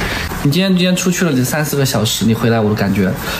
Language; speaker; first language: Chinese; native; Chinese